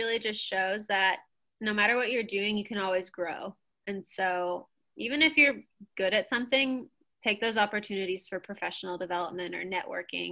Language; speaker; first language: English; native; English